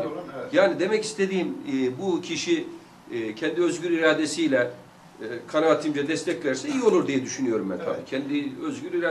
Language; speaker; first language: Turkish; native; Turkish